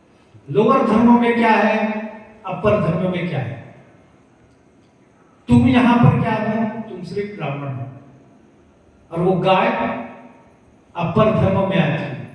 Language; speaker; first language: Hindi; non-native, local second language; Kannada